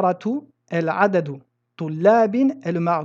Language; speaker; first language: Arabic; non-native, fluent; French